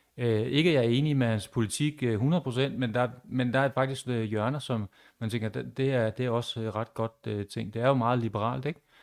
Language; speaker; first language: Danish; native; Danish